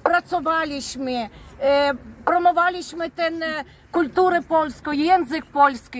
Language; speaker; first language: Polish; non-native, fluent; Ukrainian